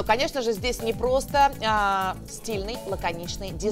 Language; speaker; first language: Russian; native; Russian